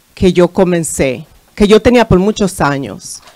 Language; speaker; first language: Spanish; early bilingual, heritage; Spanish